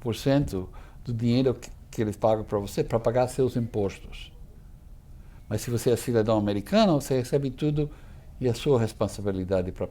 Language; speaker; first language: Portuguese; non-native, fluent; English